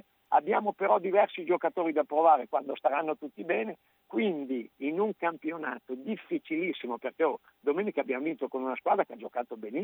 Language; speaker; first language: Italian; native; Italian